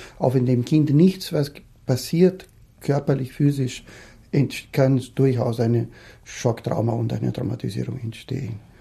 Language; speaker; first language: German; non-native, fluent; Portuguese